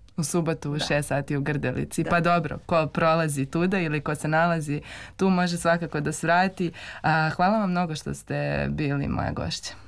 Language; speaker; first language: Serbian; native; Serbian